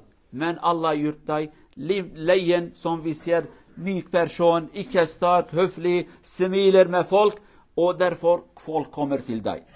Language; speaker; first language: Norwegian; non-native, learner; Kurdish